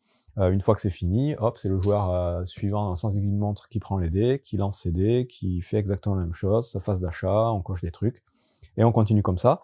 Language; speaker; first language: French; native; French